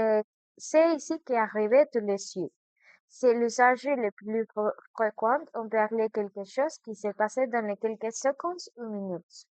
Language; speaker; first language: French; non-native, learner; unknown